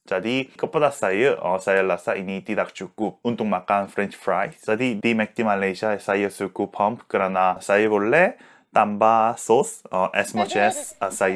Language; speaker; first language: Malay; non-native, learner; Korean